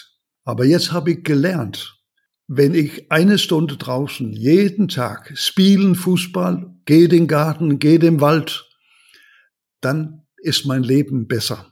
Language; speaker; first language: German; non-native, learner; Danish